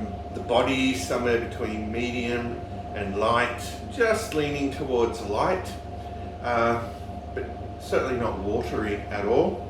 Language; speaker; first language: English; native; English